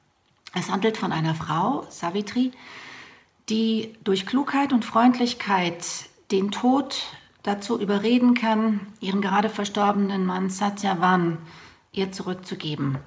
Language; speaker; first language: German; native; German